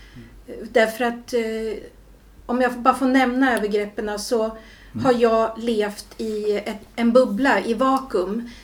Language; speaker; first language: Swedish; native; Swedish